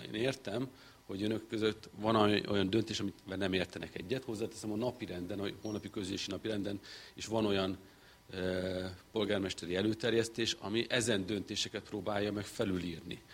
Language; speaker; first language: Hungarian; native; Hungarian